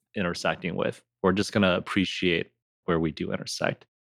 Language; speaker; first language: English; native; English